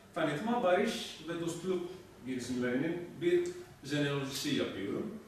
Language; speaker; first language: Turkish; non-native, learner; Greek